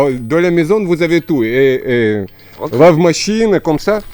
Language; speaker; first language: French; non-native, learner; Lithuanian